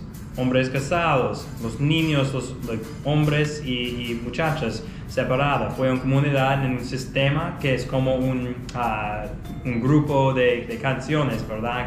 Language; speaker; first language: Spanish; non-native, fluent; English